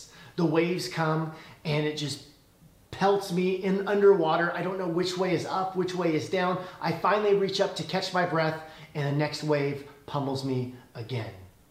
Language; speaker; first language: English; native; English